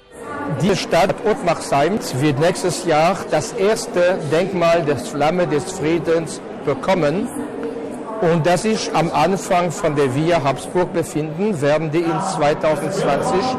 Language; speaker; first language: German; non-native, fluent; French